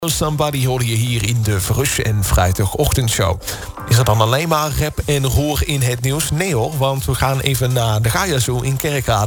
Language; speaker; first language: Dutch; native; Dutch